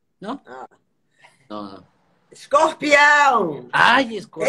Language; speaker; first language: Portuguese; non-native, learner; Spanish